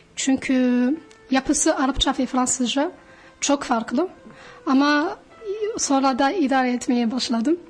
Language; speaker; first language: Turkish; non-native, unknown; Arabic